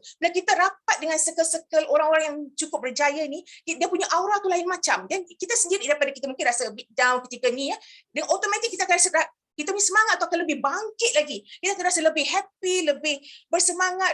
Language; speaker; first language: Malay; native; Malay